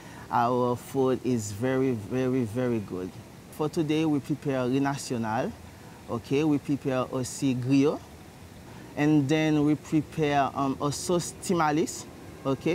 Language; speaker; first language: English; non-native, learner; Haitian Creole